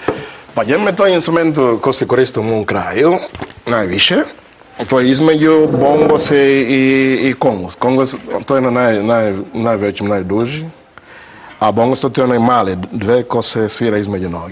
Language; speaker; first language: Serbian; non-native, learner; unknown